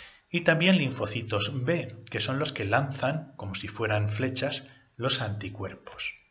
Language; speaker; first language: Spanish; native; Spanish